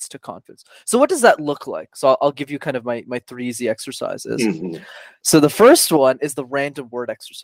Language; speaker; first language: English; native; English